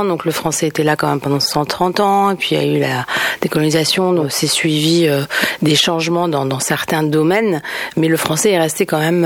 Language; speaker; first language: French; native; French